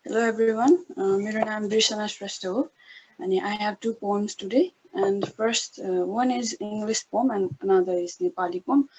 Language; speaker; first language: English; non-native, local second language; Nepali